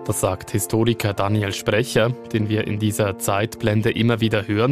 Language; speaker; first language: German; native; German